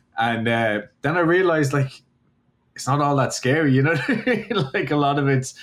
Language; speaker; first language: English; native; English